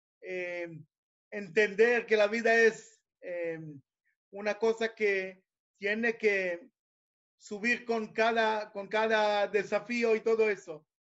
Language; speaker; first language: Spanish; non-native, fluent; Hebrew